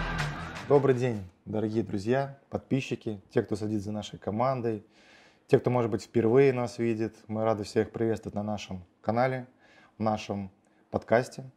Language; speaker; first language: Russian; native; Russian